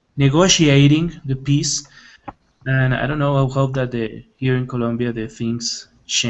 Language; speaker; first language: English; non-native, learner; Spanish